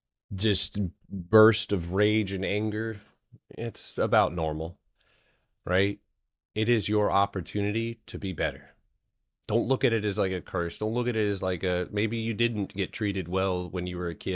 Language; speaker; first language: English; native; English